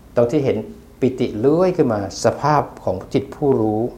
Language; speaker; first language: Thai; native; Thai